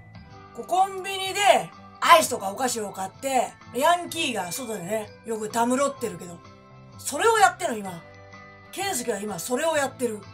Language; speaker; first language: Japanese; native; Japanese